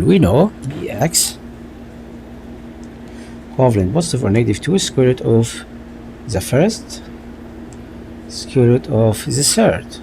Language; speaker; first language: English; non-native, local second language; Arabic